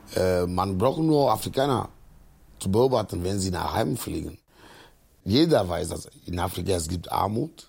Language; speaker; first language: German; non-native, fluent; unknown